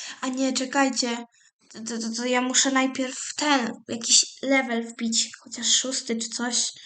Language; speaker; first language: Polish; native; Polish